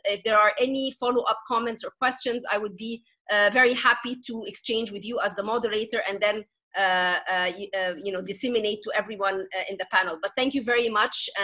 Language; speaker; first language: English; non-native, fluent; Arabic